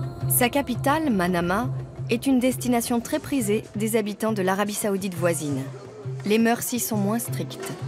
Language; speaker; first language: French; native; French